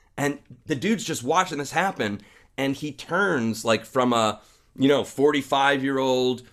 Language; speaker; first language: English; native; English